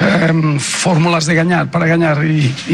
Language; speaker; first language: Portuguese; non-native, fluent; Spanish